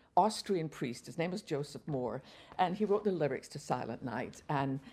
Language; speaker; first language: English; native; English